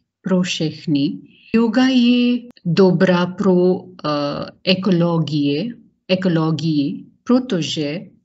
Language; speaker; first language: Czech; non-native, learner; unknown